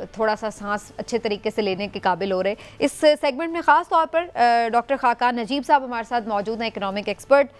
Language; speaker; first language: Urdu; native; Urdu